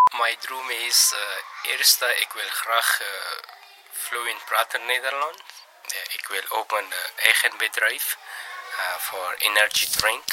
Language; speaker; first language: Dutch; non-native, learner; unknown